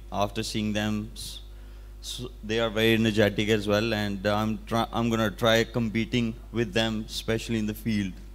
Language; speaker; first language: English; non-native, local second language; Urdu